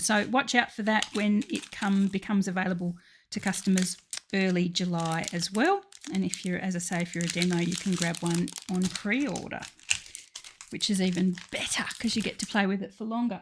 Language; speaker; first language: English; native; English